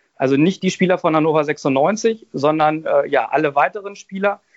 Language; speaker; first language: German; native; German